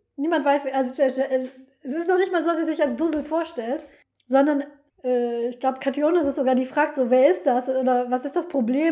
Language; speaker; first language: German; native; German